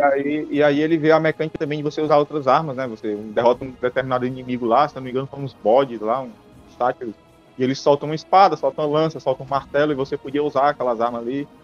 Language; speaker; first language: Portuguese; native; Portuguese